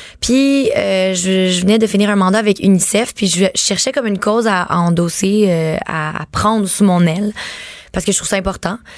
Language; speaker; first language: French; native; French